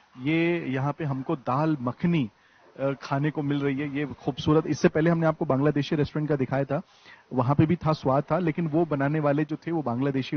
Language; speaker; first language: Hindi; native; Hindi